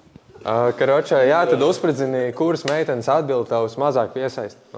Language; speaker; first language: Latvian; native; Latvian